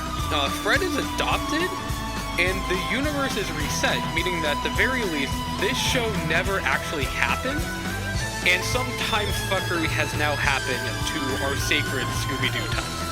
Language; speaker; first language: English; native; English